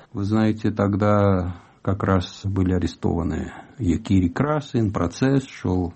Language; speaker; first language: Russian; non-native, fluent; Italian